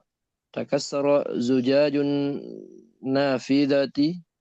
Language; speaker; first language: Arabic; non-native, learner; Indonesian